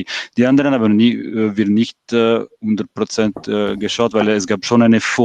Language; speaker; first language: German; non-native, fluent; French